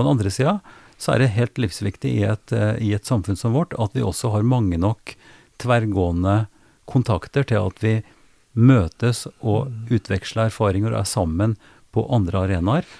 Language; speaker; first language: Norwegian; native; Norwegian